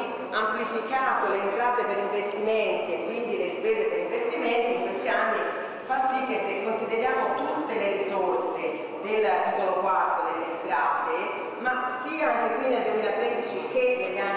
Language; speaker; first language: Italian; native; Italian